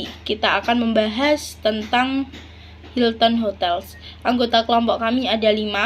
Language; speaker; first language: Indonesian; native; Indonesian